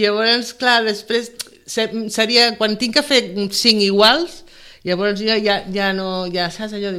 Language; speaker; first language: Catalan; non-native, local second language; Spanish